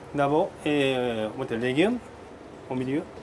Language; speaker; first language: French; non-native, learner; Japanese